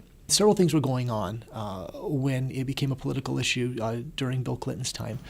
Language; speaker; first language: English; native; English